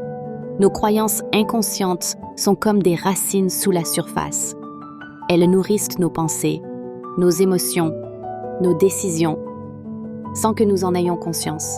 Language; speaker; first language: French; native; French